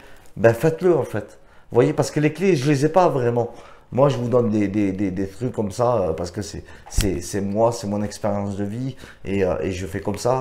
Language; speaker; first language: French; native; French